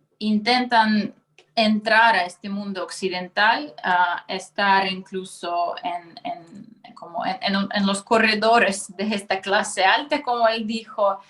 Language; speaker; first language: Spanish; non-native, fluent; Russian